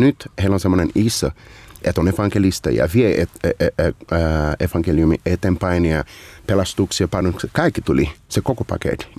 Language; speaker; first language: Finnish; non-native, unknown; Portuguese